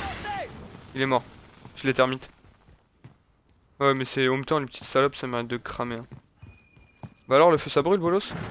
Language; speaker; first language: French; native; French